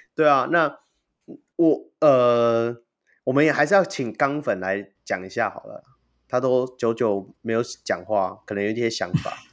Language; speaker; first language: Chinese; native; Chinese